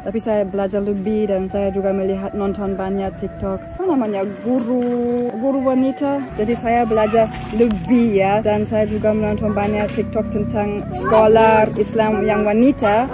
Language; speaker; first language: Indonesian; non-native, fluent; German